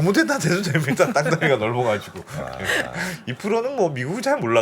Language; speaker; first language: Korean; native; Korean